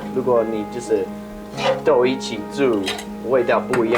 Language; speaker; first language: Chinese; non-native, learner; English